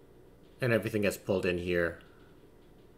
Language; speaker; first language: English; native; English